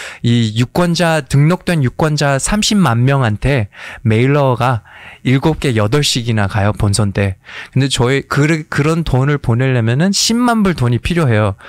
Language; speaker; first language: Korean; early bilingual, heritage; Korean